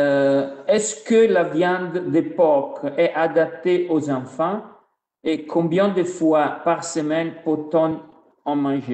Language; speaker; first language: French; non-native, fluent; Italian